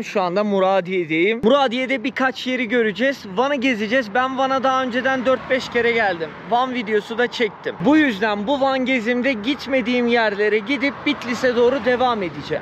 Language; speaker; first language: Turkish; native; Turkish